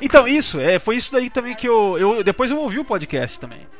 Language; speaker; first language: Portuguese; native; Portuguese